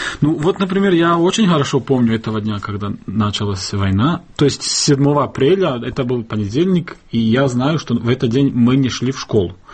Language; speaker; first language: Russian; non-native, fluent; Bosnian